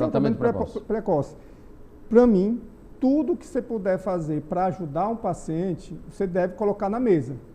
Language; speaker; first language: Portuguese; native; Portuguese